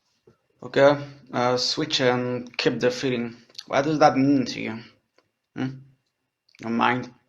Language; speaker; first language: English; non-native, learner; French